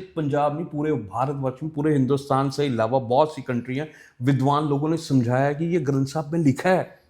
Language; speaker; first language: Hindi; non-native, local second language; Punjabi